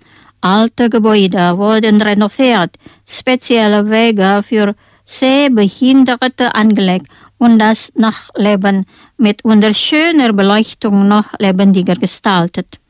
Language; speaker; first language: German; non-native, fluent; Indonesian